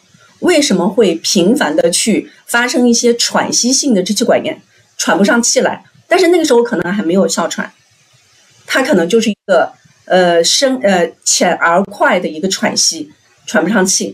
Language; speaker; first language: Chinese; native; Chinese